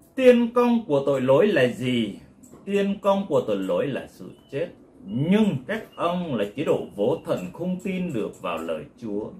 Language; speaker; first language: Vietnamese; non-native, local second language; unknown